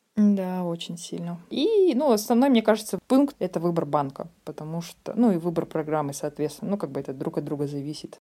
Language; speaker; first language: Russian; native; Russian